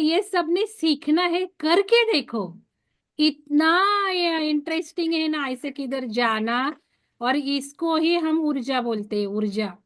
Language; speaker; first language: Hindi; non-native, local second language; Marathi